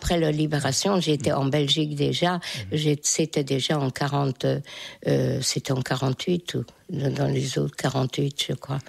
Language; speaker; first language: French; non-native, fluent; Hungarian